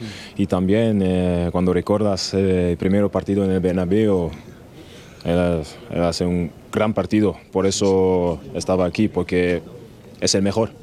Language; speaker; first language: Spanish; non-native, learner; German